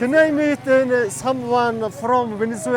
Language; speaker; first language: English; non-native, learner; Mongolian